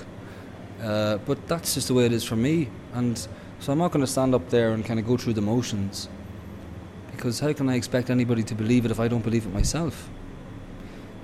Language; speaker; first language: English; native; English